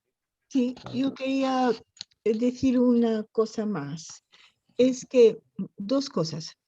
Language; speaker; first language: Spanish; non-native, learner; Portuguese